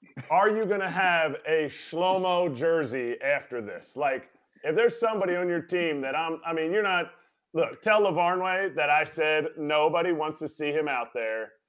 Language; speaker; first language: English; native; English